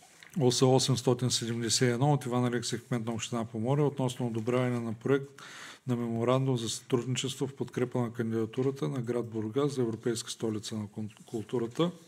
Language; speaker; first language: Bulgarian; native; Bulgarian